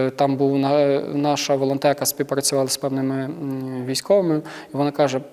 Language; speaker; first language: Ukrainian; native; Ukrainian